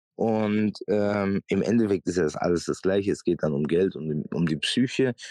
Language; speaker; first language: German; native; German